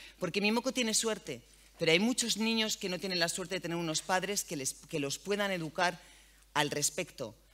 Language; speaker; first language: Spanish; native; Spanish